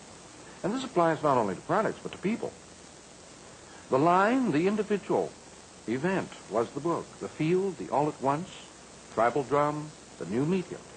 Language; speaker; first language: English; native; English